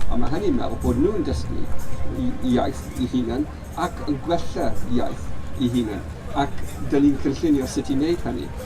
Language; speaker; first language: Welsh; non-native, local second language; English